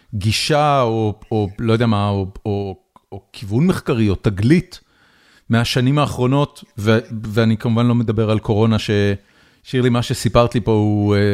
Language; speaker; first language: Hebrew; native; Hebrew